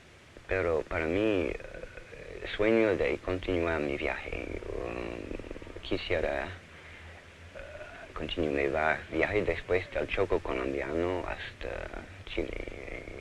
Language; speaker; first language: Spanish; non-native, fluent; English